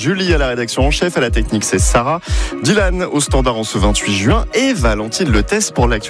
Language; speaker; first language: French; native; French